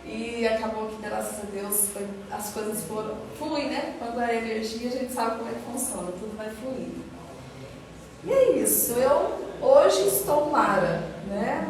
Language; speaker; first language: Portuguese; native; Portuguese